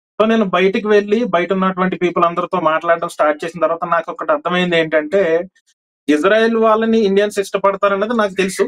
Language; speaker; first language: Telugu; native; Telugu